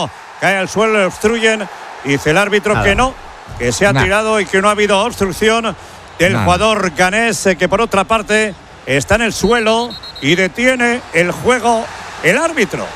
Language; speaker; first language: Spanish; native; Spanish